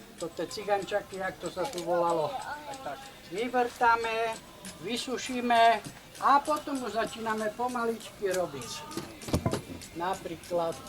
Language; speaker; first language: Slovak; non-native, local second language; Rusyn